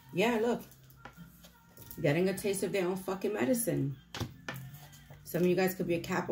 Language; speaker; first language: English; native; English